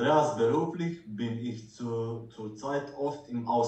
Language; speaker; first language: German; non-native, learner; Croatian